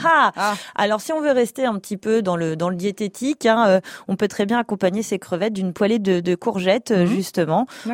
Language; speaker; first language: French; native; French